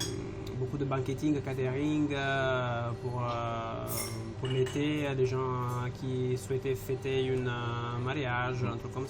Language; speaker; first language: French; non-native, fluent; Italian